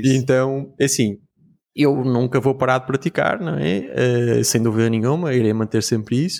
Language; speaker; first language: Portuguese; native; Portuguese